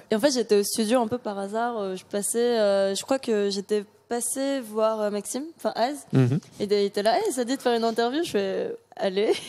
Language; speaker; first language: French; early bilingual, other home language; Korean